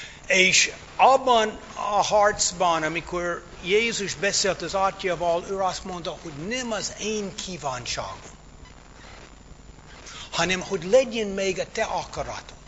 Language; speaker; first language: Hungarian; non-native, fluent; English